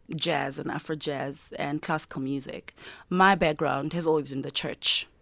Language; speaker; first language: English; non-native, local second language; Zulu